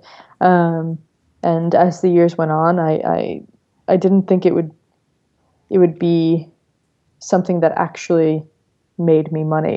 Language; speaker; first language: English; native; English